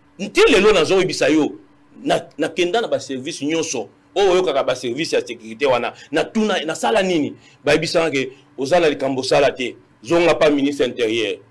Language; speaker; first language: Lingala; non-native, local second language; Luba-Lulua